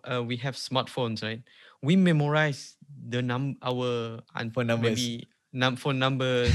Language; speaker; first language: English; non-native, local second language; Malay